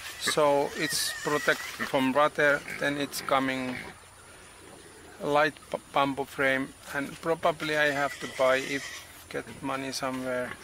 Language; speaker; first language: English; non-native, learner; Finnish